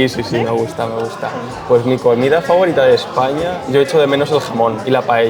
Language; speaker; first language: Spanish; native; Spanish